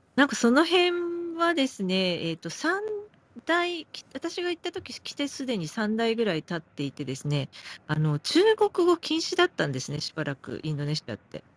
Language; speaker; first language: Japanese; native; Japanese